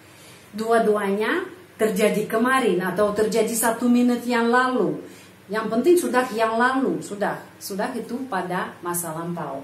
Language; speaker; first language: Indonesian; non-native, fluent; Russian